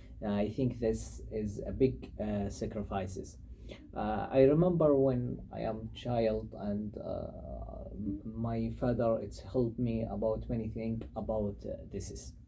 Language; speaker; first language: English; non-native, learner; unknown